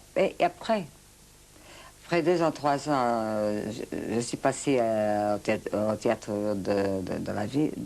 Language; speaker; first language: French; non-native, fluent; Portuguese